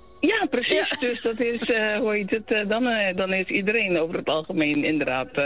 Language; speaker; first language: Dutch; non-native, local second language; Papiamento